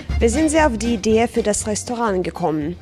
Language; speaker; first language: German; native; German